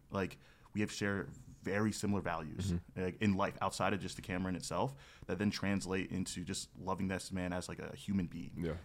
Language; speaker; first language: English; native; English